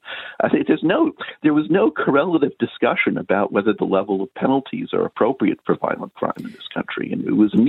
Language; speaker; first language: English; native; English